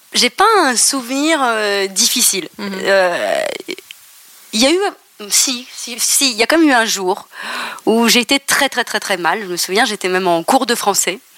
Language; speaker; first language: French; native; French